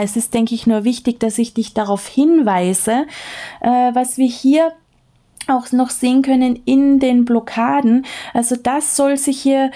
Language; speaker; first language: German; native; German